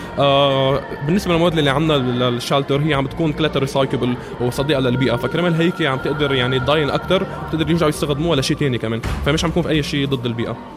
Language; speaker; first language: Arabic; native; Arabic